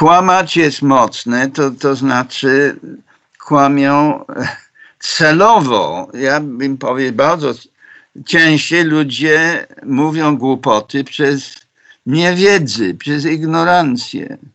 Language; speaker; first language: Polish; non-native, fluent; English